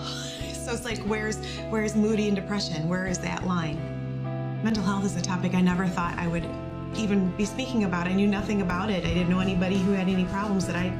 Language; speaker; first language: English; native; English